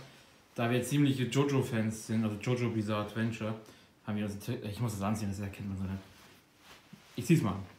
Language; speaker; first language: German; native; German